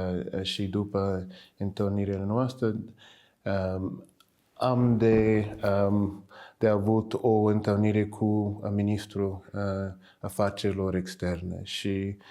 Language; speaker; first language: Romanian; non-native, learner; English